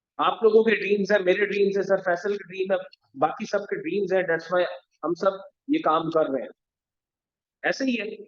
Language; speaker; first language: Urdu; non-native, local second language; Punjabi